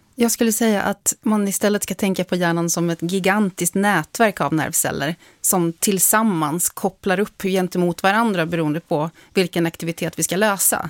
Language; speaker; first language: Swedish; native; Swedish